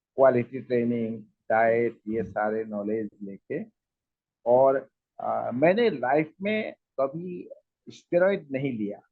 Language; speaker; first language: Hindi; non-native, local second language; Assamese